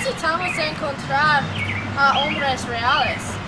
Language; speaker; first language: Spanish; non-native, learner; English